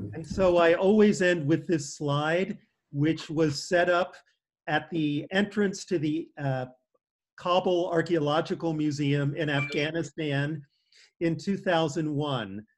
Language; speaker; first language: English; native; English